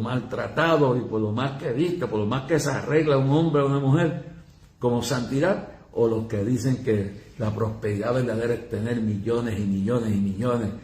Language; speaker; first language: Spanish; native; Spanish